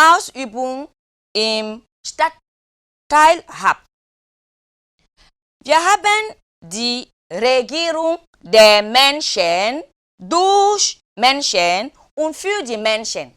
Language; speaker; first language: German; non-native, fluent; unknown